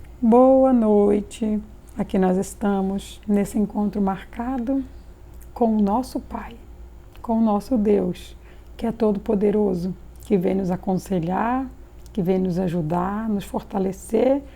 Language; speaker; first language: Portuguese; native; Portuguese